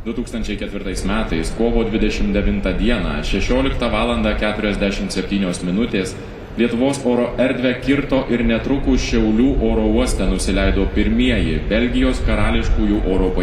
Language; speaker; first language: Lithuanian; native; Lithuanian